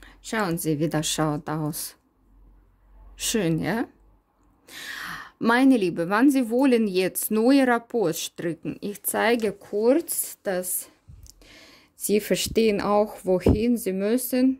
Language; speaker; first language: German; non-native, learner; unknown